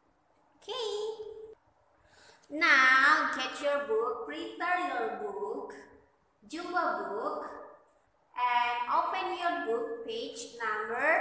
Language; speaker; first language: English; non-native, learner; Indonesian